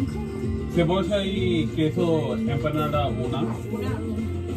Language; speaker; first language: Spanish; non-native, learner; Telugu